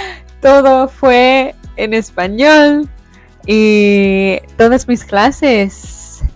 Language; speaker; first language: Spanish; non-native, fluent; English